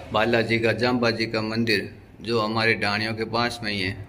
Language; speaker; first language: Hindi; native; Hindi